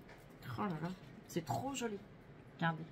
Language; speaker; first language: French; native; French